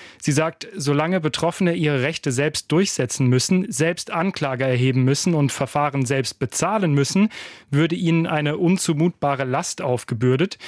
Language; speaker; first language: German; native; German